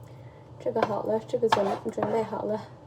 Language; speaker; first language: Chinese; early bilingual, heritage; Chinese